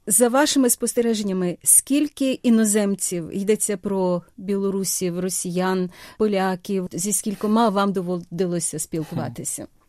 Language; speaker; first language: Ukrainian; native; Ukrainian